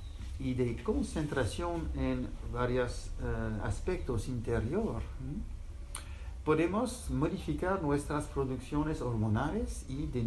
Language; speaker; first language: Spanish; non-native, fluent; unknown